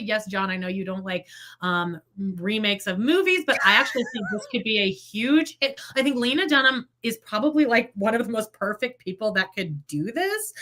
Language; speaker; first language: English; native; English